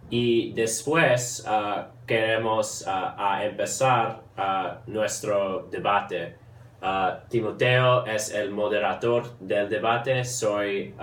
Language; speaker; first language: Spanish; early bilingual, heritage; English